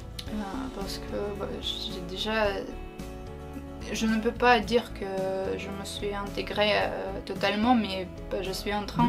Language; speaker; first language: French; non-native, learner; Ukrainian